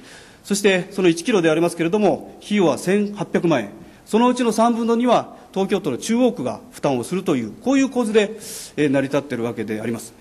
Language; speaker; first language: Japanese; native; Japanese